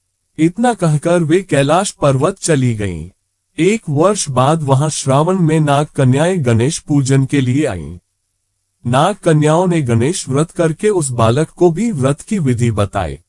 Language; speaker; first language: Hindi; native; Hindi